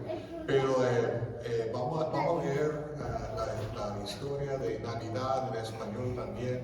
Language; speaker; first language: Spanish; non-native, fluent; English